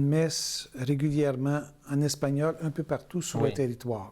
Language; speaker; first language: French; native; French